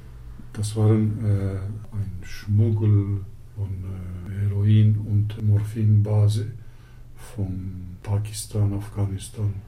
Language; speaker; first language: German; early bilingual, other home language; Turkish